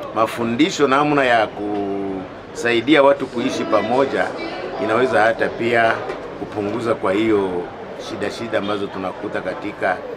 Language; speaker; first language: Swahili; native; Swahili